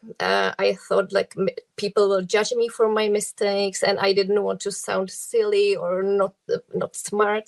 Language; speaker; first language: English; non-native, fluent; Czech